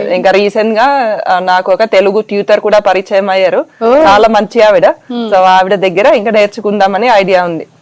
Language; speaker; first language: Telugu; non-native, fluent; Finnish